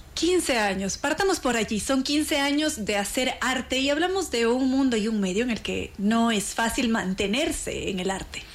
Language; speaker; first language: Spanish; native; Spanish